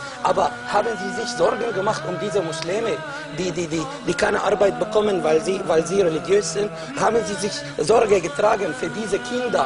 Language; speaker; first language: German; non-native, fluent; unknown